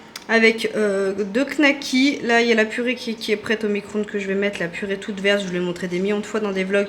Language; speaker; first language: French; native; French